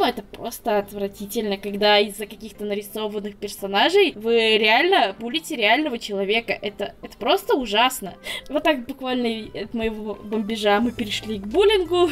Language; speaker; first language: Russian; native; Russian